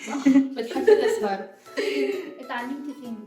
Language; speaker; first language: Arabic; native; Arabic